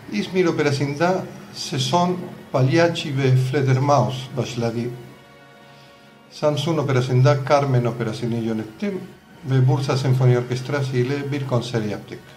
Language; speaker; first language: Turkish; non-native, fluent; Spanish